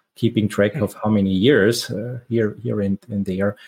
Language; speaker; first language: English; non-native, fluent; German